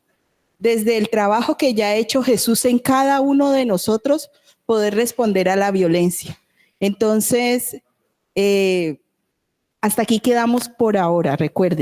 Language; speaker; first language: Spanish; native; Spanish